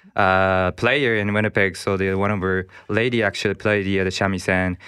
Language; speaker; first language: English; non-native, learner; Japanese